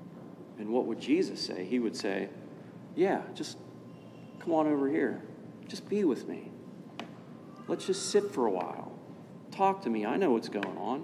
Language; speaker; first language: English; native; English